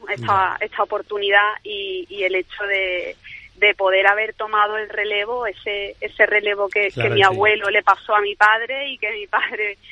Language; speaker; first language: Spanish; native; Spanish